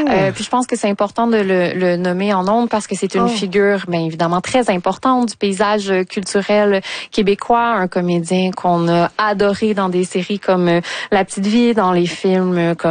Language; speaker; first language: French; native; French